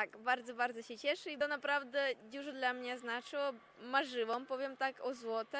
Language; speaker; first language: Polish; non-native, fluent; Russian